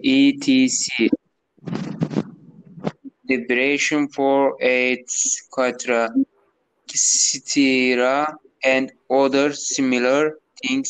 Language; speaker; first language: English; non-native, learner; Turkish